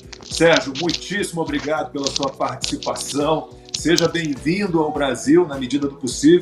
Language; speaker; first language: Portuguese; native; Portuguese